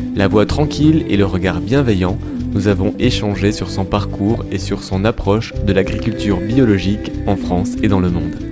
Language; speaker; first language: French; native; French